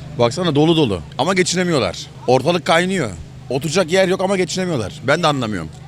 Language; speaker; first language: Turkish; native; Turkish